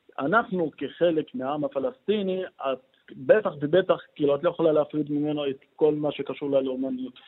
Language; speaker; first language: Hebrew; non-native, local second language; Arabic